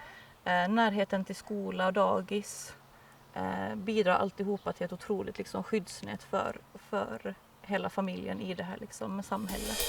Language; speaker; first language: Swedish; native; Swedish